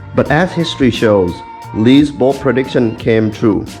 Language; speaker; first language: English; non-native, fluent; Thai